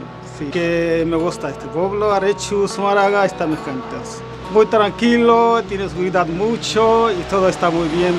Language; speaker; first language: Spanish; non-native, learner; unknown